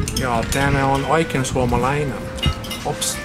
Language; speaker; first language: Finnish; non-native, learner; Italian